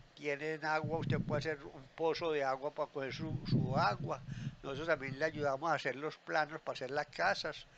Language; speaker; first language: Spanish; native; Spanish